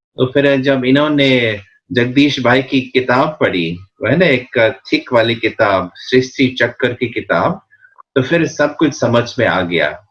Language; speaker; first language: Hindi; native; Hindi